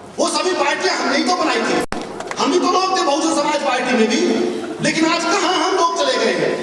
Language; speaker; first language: Hindi; non-native, local second language; Punjabi